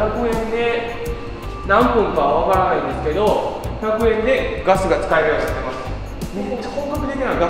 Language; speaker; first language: Japanese; native; Japanese